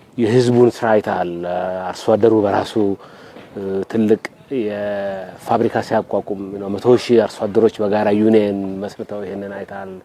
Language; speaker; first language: Amharic; non-native, local second language; Oromo